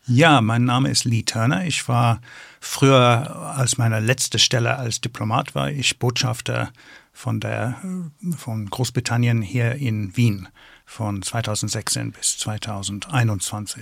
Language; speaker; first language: German; non-native, fluent; English